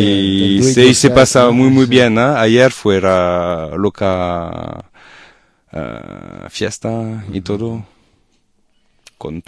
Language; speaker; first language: Spanish; non-native, learner; French